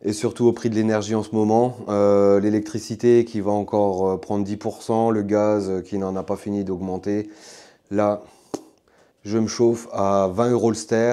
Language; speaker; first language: French; native; French